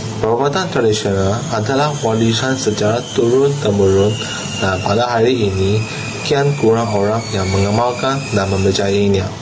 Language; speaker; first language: Malay; non-native, local second language; Chinese